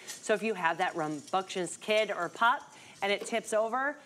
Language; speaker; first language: English; native; English